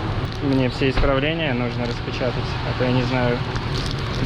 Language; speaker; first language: Russian; native; Russian